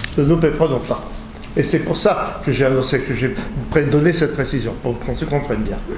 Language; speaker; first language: French; native; French